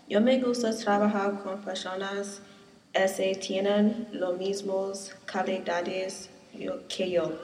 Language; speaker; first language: Spanish; non-native, learner; English